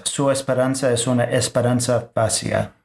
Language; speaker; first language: Spanish; non-native, fluent; English